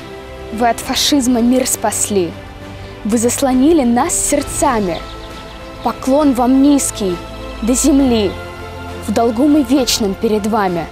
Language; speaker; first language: Russian; native; Russian